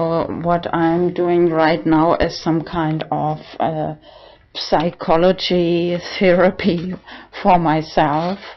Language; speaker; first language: English; non-native, learner; German